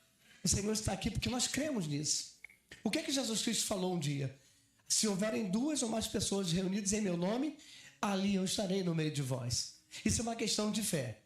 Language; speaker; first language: Portuguese; native; Portuguese